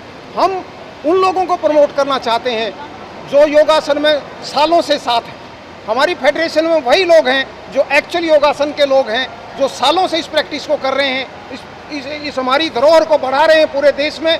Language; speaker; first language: Hindi; native; Hindi